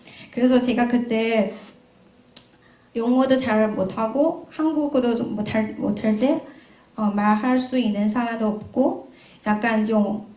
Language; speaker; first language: Korean; non-native, learner; Chinese